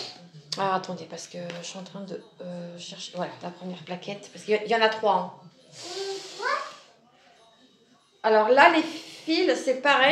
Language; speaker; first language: French; native; French